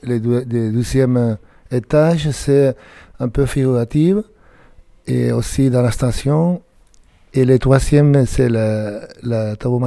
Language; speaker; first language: French; non-native, fluent; Spanish